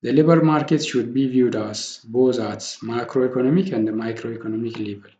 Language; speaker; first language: English; non-native, local second language; Amharic